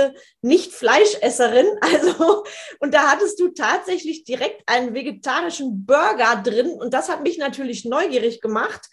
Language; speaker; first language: German; native; German